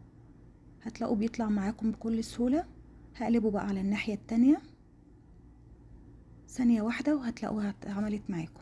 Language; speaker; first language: Arabic; native; Arabic